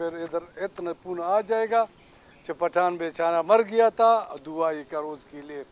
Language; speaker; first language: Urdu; non-native, local second language; Pashto